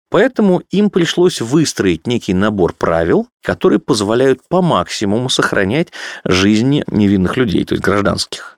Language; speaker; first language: Russian; native; Russian